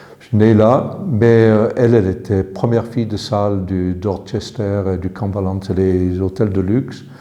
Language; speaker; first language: French; early bilingual, other home language; English